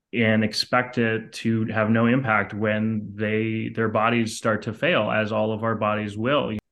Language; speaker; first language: English; native; English